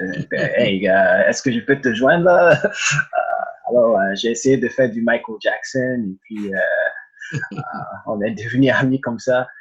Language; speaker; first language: French; early bilingual, other home language; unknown